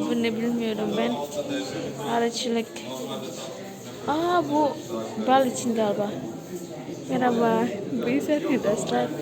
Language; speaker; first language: Turkish; non-native, fluent; Indonesian